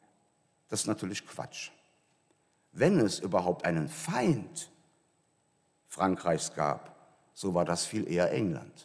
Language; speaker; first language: German; native; German